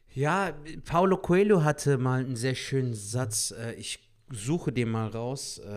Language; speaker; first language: German; native; German